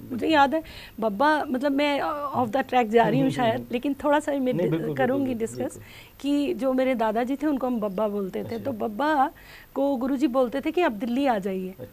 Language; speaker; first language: Hindi; native; Hindi